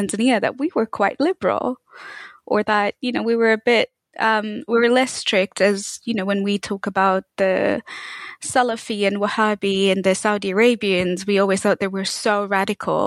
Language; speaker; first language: English; native; English